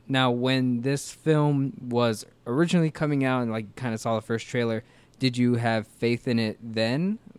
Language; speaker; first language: English; native; English